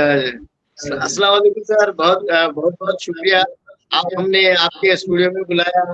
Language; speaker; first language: Hindi; non-native, local second language; Urdu